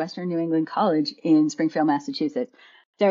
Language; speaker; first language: English; native; English